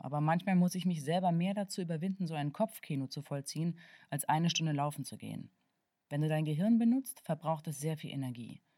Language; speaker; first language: German; native; German